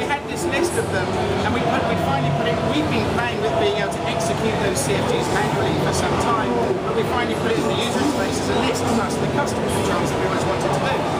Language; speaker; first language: English; native; English